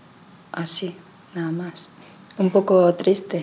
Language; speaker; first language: Spanish; non-native, learner; Chinese